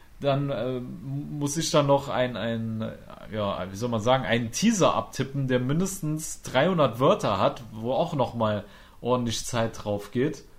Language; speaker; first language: German; native; German